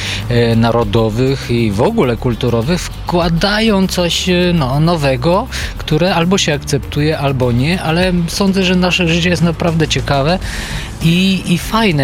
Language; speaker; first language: Polish; non-native, fluent; Bulgarian